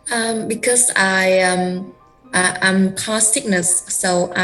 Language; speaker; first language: English; non-native, learner; Vietnamese